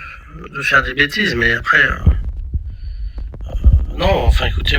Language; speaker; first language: French; native; French